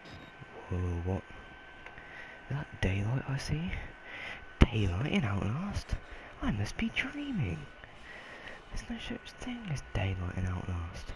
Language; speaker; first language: English; native; English